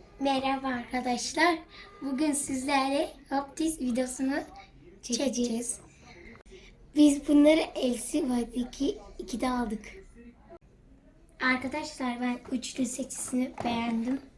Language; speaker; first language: Turkish; native; Turkish